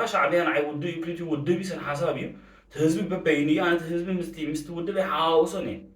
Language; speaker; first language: Tigrinya; early bilingual, heritage; Tigrinya